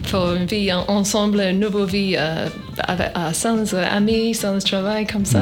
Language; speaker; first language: French; non-native, learner; English